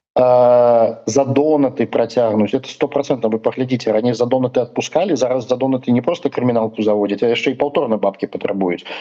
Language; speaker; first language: Belarusian; non-native, local second language; Russian